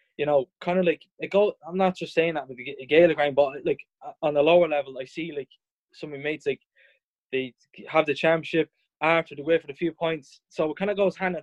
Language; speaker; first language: English; native; English